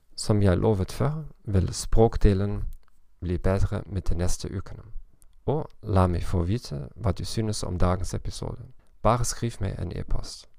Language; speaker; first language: Norwegian; non-native, fluent; German